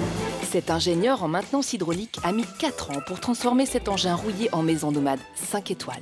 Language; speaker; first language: French; native; French